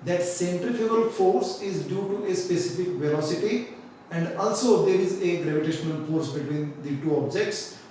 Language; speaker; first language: English; non-native, local second language; Marathi